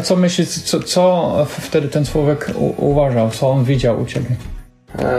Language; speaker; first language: Polish; non-native, learner; Dutch